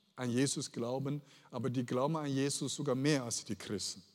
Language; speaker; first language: German; non-native, fluent; Chinese